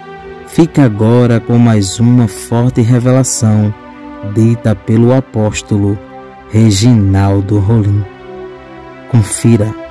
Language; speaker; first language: Portuguese; native; Portuguese